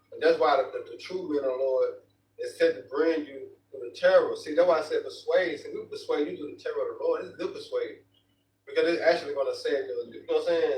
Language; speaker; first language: English; native; English